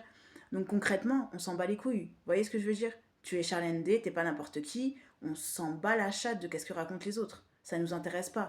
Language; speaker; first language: French; native; French